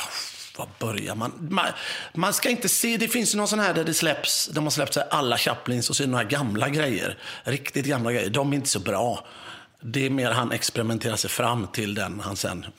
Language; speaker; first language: Swedish; native; Swedish